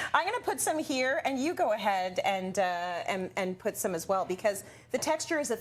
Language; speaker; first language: English; native; English